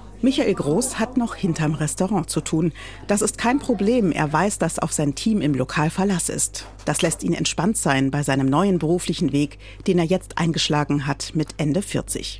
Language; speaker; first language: German; native; German